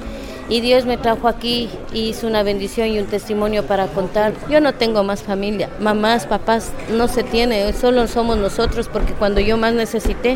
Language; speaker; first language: Spanish; native; Spanish